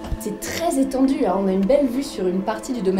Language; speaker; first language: French; native; French